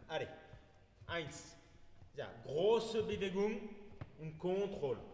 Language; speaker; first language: German; non-native, learner; French